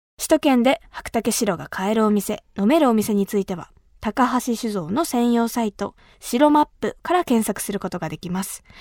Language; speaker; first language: Japanese; native; Japanese